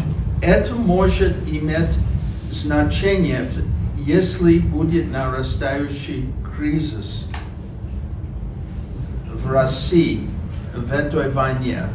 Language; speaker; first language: Russian; non-native, fluent; English